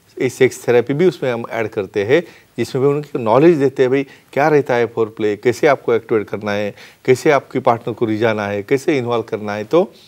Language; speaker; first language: Hindi; non-native, local second language; Marathi